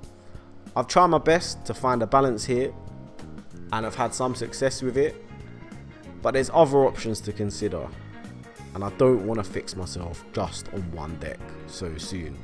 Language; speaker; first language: English; native; English